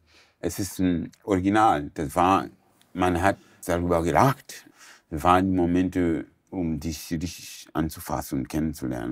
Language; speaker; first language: German; non-native, local second language; Portuguese